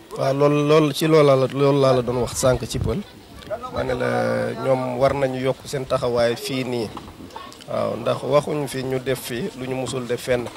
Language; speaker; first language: Wolof; non-native, local second language; Fula